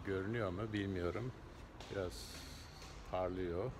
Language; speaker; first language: Turkish; native; Turkish